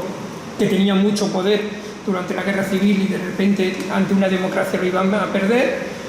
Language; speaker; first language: Spanish; native; Spanish